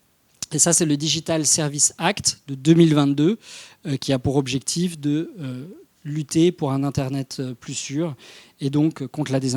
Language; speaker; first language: French; native; French